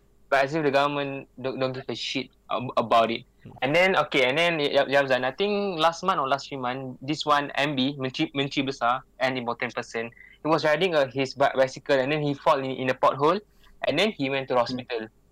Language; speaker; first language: English; non-native, local second language; Malay